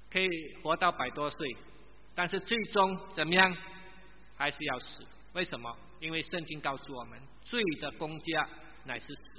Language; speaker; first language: Chinese; non-native, local second language; Min Nan Chinese